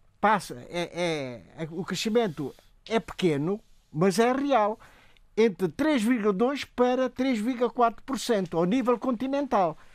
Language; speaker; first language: Portuguese; non-native, local second language; Upper Guinea Crioulo